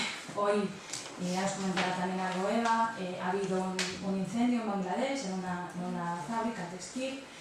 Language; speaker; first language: Spanish; non-native, local second language; Basque